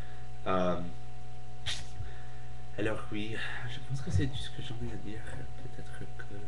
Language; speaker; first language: French; non-native, fluent; English